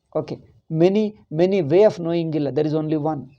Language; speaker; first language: English; non-native, local second language; Kannada